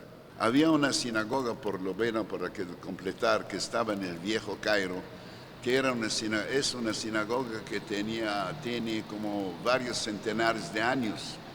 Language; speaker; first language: Spanish; non-native, fluent; French